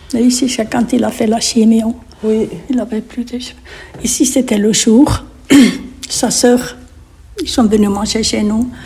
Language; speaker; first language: French; non-native, fluent; Spanish